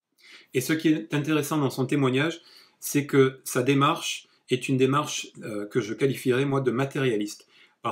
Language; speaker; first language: French; native; French